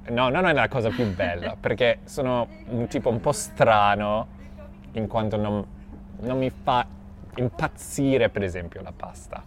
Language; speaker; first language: Italian; non-native, fluent; English